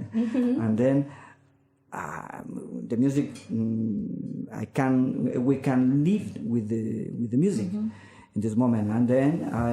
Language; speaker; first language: English; non-native, learner; Spanish